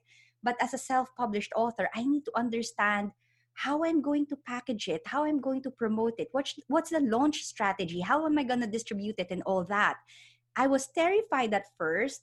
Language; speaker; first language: English; non-native, local second language; Filipino